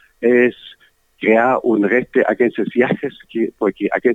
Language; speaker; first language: Spanish; non-native, learner; German